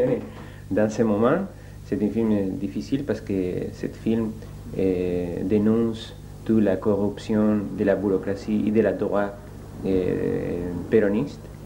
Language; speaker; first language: French; non-native, learner; Spanish